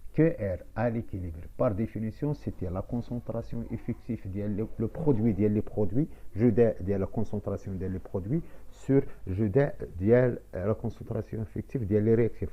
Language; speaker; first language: French; non-native, local second language; Arabic